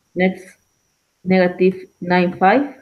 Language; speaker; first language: English; non-native, learner; Spanish